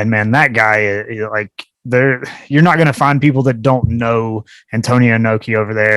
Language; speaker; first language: English; native; English